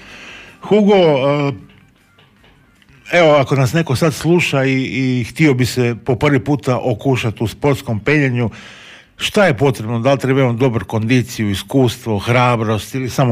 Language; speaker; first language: Croatian; native; Croatian